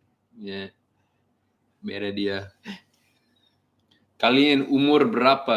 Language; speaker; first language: Indonesian; non-native, learner; English